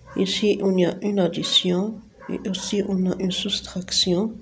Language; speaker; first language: French; non-native, local second language; Arabic